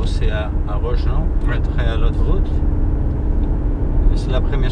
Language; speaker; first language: French; non-native, learner; Spanish